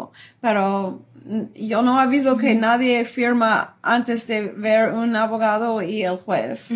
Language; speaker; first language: Spanish; non-native, fluent; English